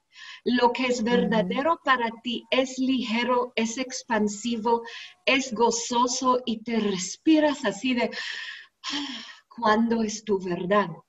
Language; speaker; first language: Spanish; non-native, learner; English